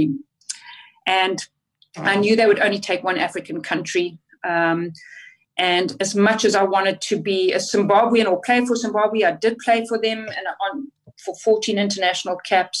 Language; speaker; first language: English; native; English